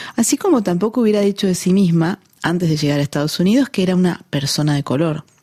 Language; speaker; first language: Spanish; native; Spanish